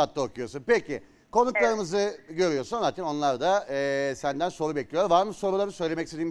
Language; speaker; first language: Turkish; native; Turkish